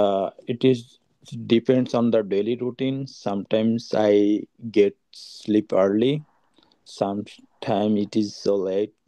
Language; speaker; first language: English; non-native, learner; Bangla